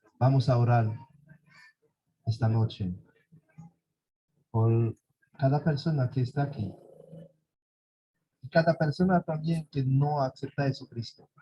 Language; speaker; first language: Spanish; non-native, fluent; Haitian Creole